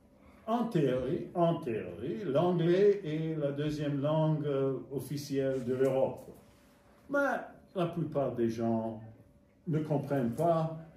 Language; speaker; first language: French; non-native, fluent; English